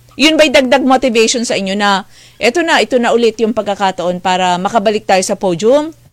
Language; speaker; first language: Filipino; native; Filipino